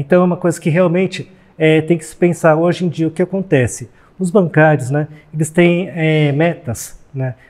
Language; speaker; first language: Portuguese; native; Portuguese